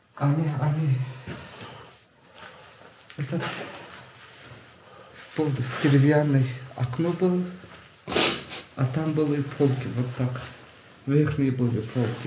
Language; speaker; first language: Russian; non-native, local second language; Azerbaijani